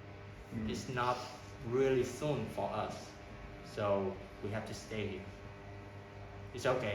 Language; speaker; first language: English; non-native, learner; Vietnamese